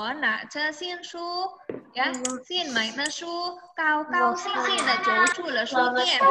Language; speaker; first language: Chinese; non-native, fluent; Indonesian